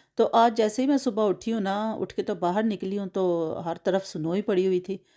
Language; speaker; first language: Urdu; non-native, local second language; Punjabi